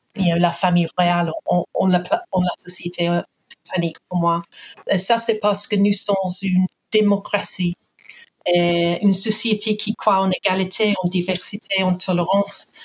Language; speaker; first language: French; non-native, fluent; English